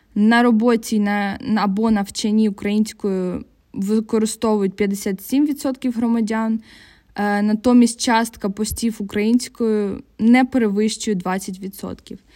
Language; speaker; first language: Ukrainian; non-native, local second language; Russian